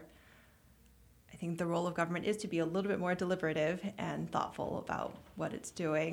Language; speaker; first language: English; native; English